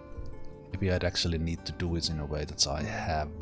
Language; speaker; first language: English; non-native, fluent; Finnish